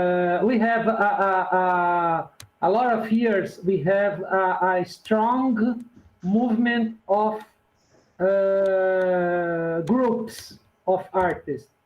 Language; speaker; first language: English; non-native, learner; Portuguese